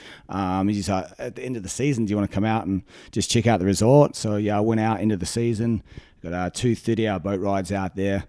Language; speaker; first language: English; native; English